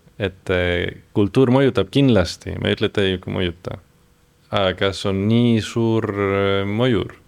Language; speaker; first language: Estonian; non-native, fluent; Spanish